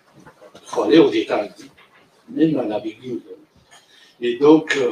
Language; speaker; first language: French; non-native, fluent; Spanish